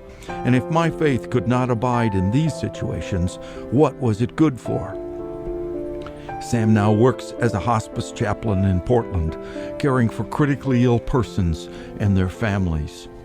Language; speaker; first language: English; native; English